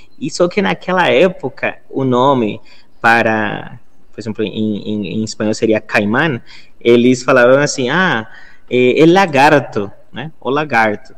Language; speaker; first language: Portuguese; non-native, fluent; Spanish